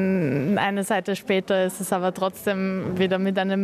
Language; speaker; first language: German; native; German